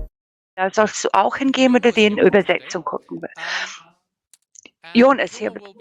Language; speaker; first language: German; non-native, learner; English